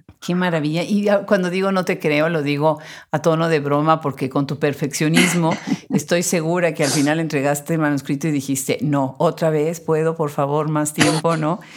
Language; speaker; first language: Spanish; native; Spanish